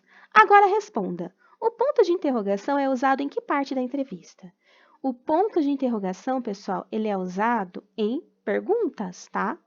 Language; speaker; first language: Portuguese; native; Portuguese